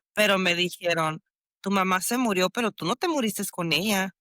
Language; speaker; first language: Spanish; early bilingual, heritage; Spanish